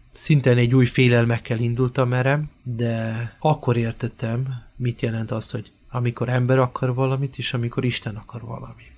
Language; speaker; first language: Hungarian; non-native, fluent; Slovenian